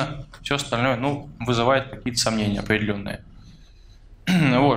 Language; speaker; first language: Russian; native; Russian